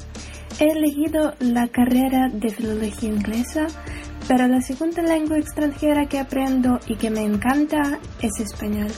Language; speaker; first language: Spanish; non-native, learner; Ukrainian